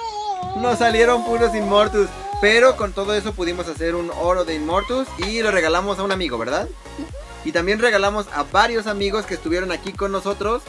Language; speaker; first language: Spanish; native; Spanish